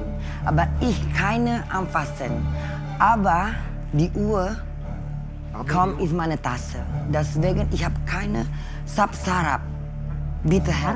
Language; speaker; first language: German; non-native, learner; Indonesian